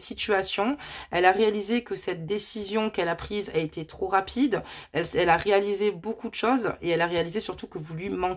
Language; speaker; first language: French; native; French